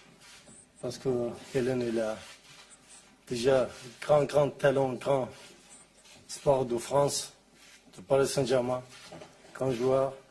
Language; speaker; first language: French; non-native, learner; Arabic